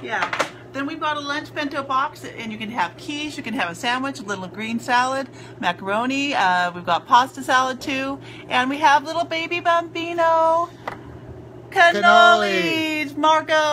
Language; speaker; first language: English; native; English